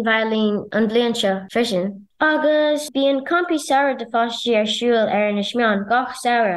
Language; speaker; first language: English; native; English